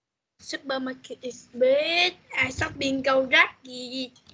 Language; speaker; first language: English; non-native, learner; Vietnamese